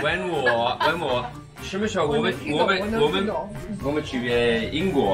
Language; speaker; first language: Chinese; non-native, learner; English